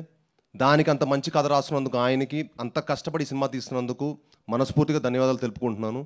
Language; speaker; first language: Telugu; native; Telugu